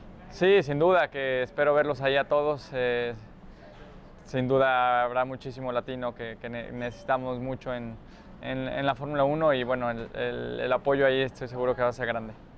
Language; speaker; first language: Spanish; native; Spanish